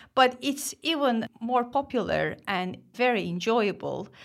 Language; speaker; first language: English; non-native, fluent; Turkish